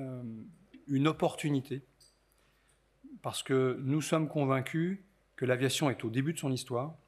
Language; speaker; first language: French; native; French